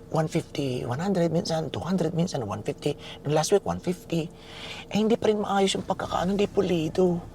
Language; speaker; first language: Filipino; native; Filipino